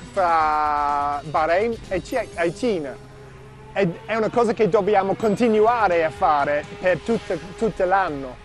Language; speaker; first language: Italian; non-native, fluent; English